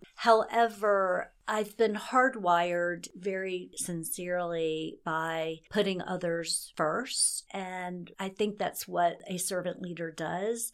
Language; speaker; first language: English; native; English